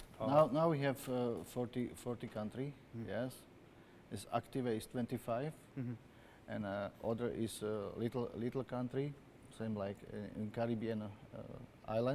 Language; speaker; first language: English; non-native, learner; Slovak